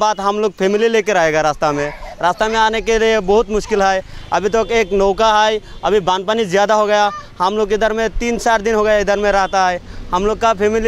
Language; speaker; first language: Hindi; non-native, local second language; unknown